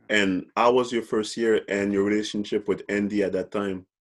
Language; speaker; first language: English; non-native, fluent; French